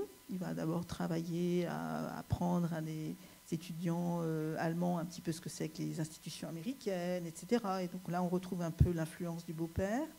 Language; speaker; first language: French; native; French